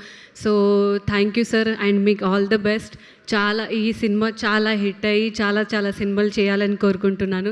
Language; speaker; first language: Telugu; non-native, local second language; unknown